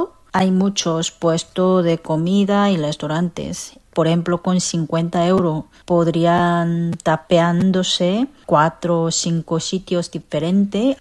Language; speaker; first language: Spanish; non-native, learner; Korean